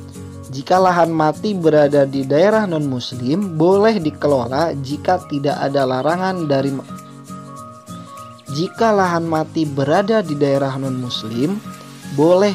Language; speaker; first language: Indonesian; native; Indonesian